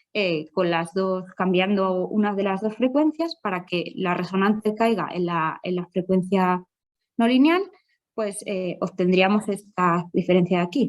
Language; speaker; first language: Spanish; native; Spanish